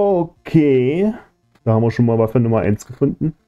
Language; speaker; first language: German; native; German